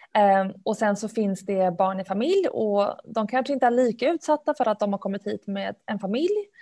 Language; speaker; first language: Swedish; early bilingual, other home language; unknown